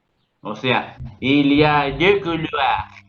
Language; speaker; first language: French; non-native, fluent; Spanish